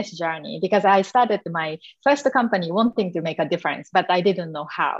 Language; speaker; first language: English; non-native, fluent; Japanese